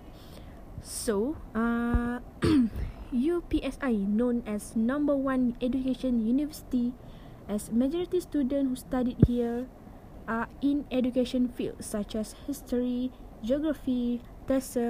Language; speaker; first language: English; non-native, local second language; Malay